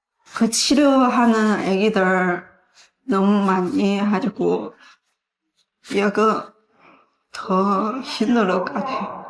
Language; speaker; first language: Korean; non-native, learner; Chinese